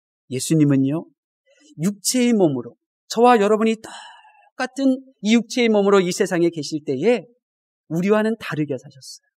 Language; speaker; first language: Korean; native; Korean